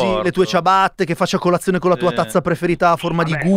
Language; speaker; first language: Italian; native; Italian